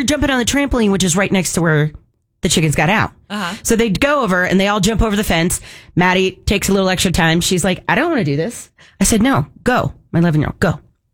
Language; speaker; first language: English; native; English